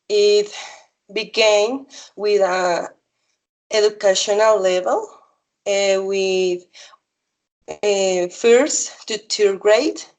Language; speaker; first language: English; non-native, learner; Spanish